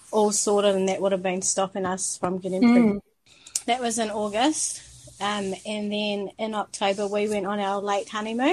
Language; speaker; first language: English; native; English